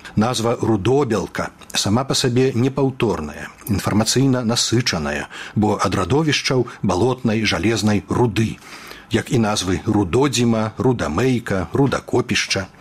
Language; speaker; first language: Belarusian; native; Belarusian